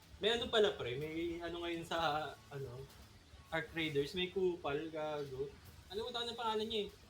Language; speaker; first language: Filipino; native; Filipino